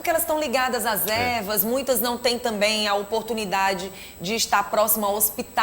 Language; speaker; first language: Portuguese; native; Portuguese